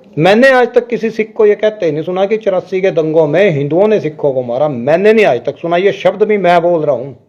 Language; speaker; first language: Hindi; non-native, local second language; Punjabi